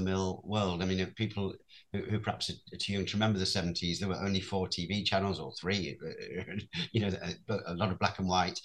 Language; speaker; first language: English; native; English